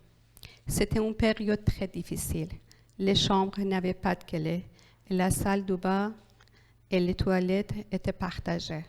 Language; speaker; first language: French; non-native, learner; Persian